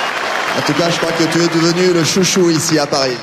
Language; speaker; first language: French; native; French